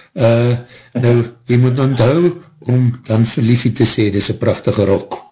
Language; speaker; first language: Afrikaans; native; Afrikaans